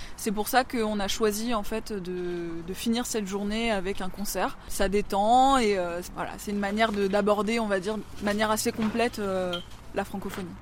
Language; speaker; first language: French; native; French